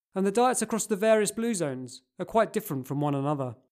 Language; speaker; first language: English; native; English